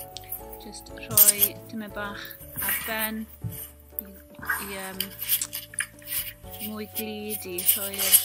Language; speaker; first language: Welsh; non-native, local second language; English